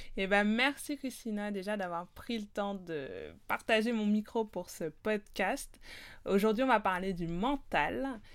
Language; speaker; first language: French; native; French